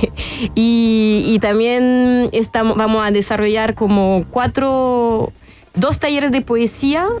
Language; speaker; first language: Spanish; non-native, fluent; French